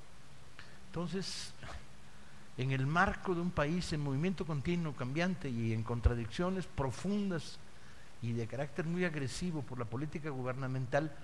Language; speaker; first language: Spanish; native; Spanish